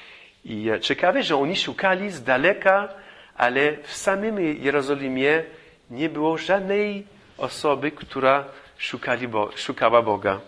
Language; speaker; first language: Polish; non-native, fluent; English